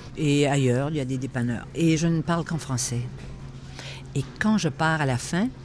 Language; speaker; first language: French; native; French